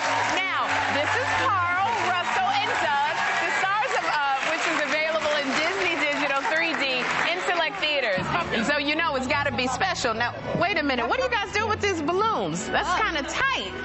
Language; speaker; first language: English; native; English